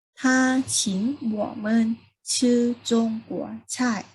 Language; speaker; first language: Chinese; non-native, fluent; Thai